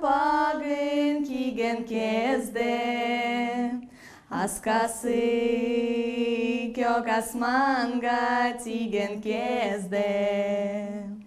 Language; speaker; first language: Kyrgyz; non-native, learner; Russian